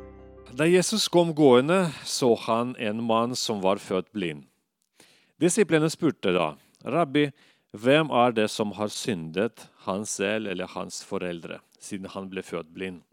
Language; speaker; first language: Norwegian; non-native, fluent; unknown